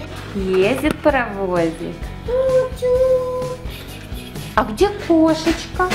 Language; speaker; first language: Russian; native; Russian